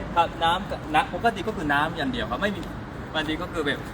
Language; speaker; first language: Thai; early bilingual, other home language; Japanese